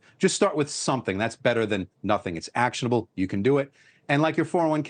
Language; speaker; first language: English; native; English